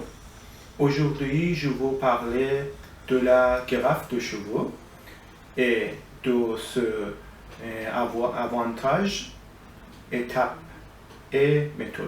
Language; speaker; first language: French; non-native, learner; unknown